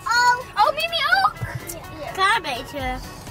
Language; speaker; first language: Dutch; early bilingual, other home language; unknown